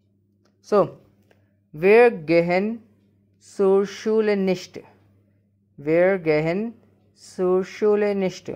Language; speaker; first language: German; non-native, learner; Hindi